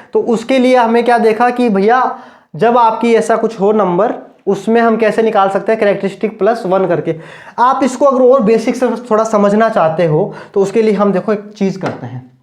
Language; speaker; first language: Hindi; native; Hindi